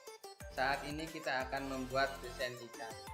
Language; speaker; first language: Indonesian; native; Indonesian